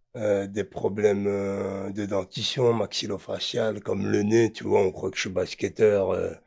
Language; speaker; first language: French; native; French